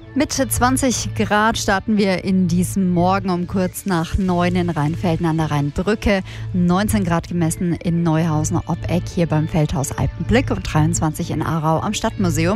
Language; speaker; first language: German; native; German